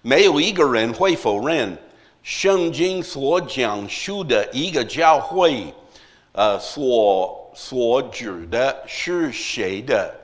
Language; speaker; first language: Chinese; non-native, fluent; English